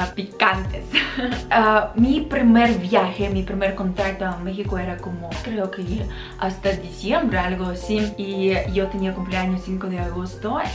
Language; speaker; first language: Spanish; non-native, fluent; Ukrainian